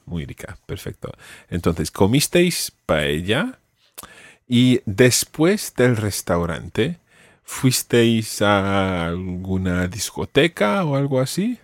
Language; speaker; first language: Spanish; non-native, fluent; English